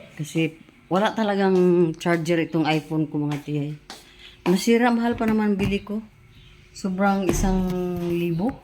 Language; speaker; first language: Filipino; non-native, local second language; Cebuano